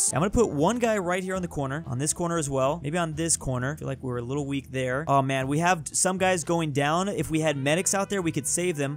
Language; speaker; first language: English; native; English